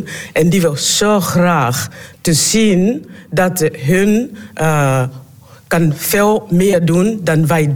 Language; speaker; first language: Dutch; non-native, learner; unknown